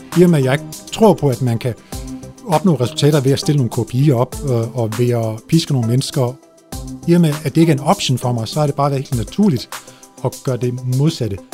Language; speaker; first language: Danish; early bilingual, other home language; Turkish